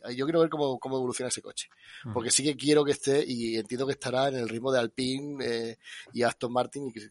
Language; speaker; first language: Spanish; native; Spanish